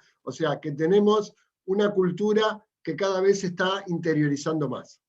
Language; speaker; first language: Spanish; native; Spanish